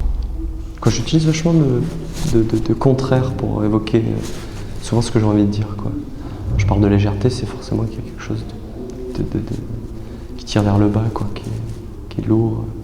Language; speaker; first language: French; native; French